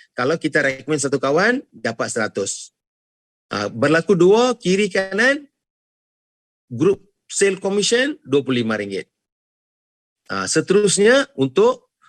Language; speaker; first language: Malay; non-native, local second language; Tamil